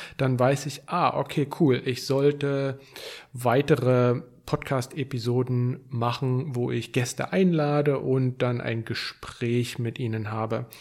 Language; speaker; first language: German; native; German